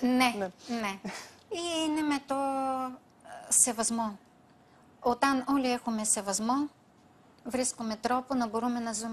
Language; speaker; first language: Greek; non-native, fluent; Bulgarian